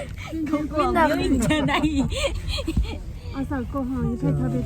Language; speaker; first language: Japanese; non-native, learner; Chinese